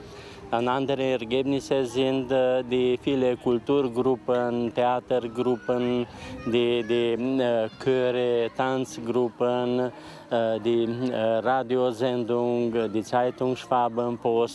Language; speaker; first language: German; non-native, local second language; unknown